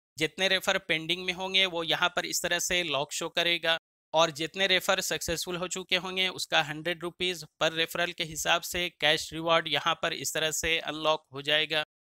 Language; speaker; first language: Hindi; native; Hindi